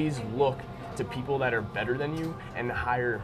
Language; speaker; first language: English; native; English